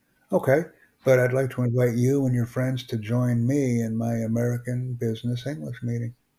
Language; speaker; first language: English; native; English